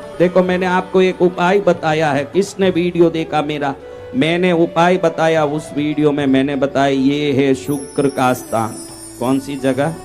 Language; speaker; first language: Hindi; non-native, local second language; Marwari